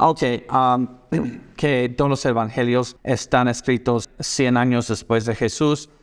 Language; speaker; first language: Spanish; non-native, fluent; English